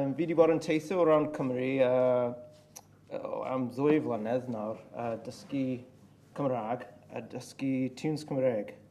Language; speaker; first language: Welsh; non-native, learner; English